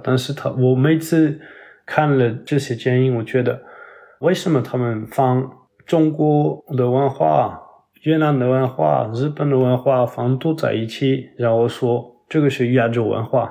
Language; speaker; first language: Chinese; non-native, fluent; French